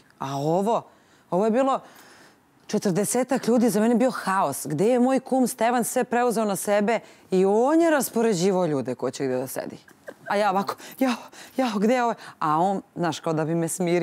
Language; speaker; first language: Serbian; native; Serbian